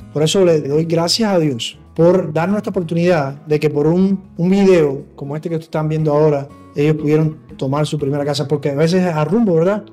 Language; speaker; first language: Spanish; native; Spanish